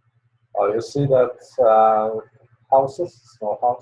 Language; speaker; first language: English; non-native, learner; Polish